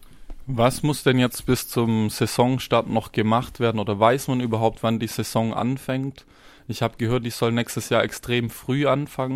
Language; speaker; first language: German; native; German